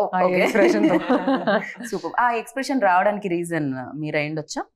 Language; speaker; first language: Telugu; native; Telugu